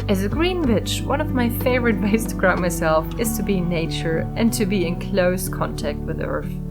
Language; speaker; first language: English; non-native, fluent; German